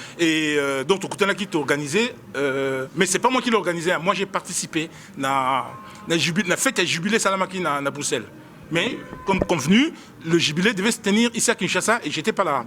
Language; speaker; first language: French; non-native, local second language; Lingala